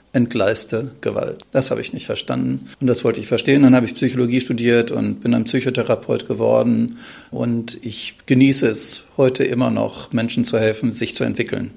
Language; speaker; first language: German; native; German